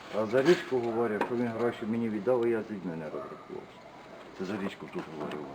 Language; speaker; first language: Ukrainian; native; Ukrainian